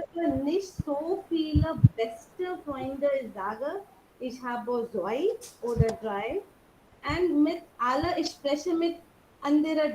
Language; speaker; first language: German; non-native, learner; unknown